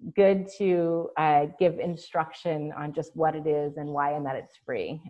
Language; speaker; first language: English; native; English